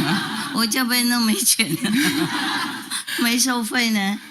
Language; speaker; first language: Chinese; non-native, fluent; Vietnamese